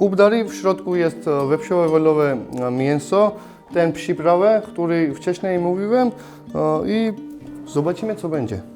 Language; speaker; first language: Polish; non-native, fluent; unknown